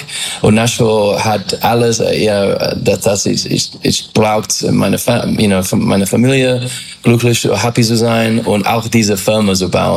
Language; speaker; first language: German; non-native, learner; English